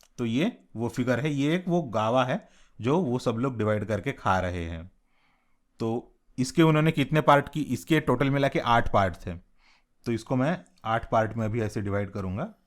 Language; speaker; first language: Hindi; non-native, local second language; Marathi